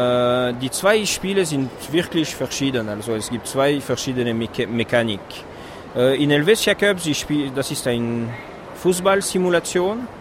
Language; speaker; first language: German; non-native, fluent; French